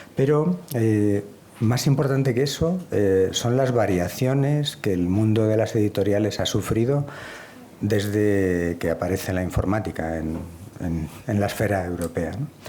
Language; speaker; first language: Spanish; native; Spanish